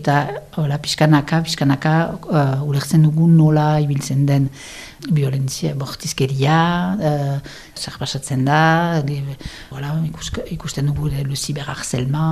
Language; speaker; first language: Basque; non-native, local second language; French